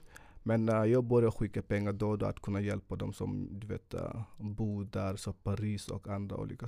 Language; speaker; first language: Swedish; non-native, fluent; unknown